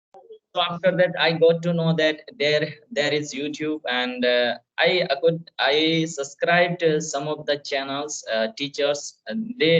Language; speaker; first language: English; non-native, fluent; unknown